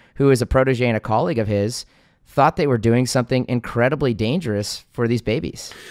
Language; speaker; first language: English; native; English